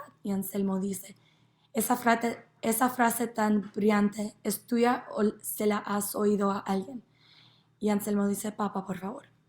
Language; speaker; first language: Spanish; non-native, learner; English